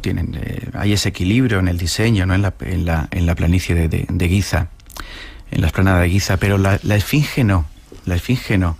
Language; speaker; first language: Spanish; native; Spanish